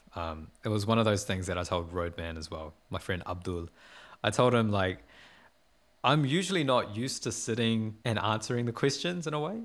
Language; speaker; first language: English; native; English